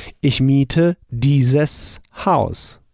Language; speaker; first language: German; non-native, fluent; English